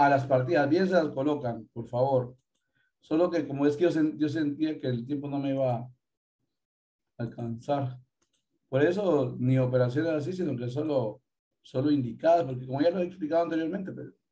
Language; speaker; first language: Spanish; native; Spanish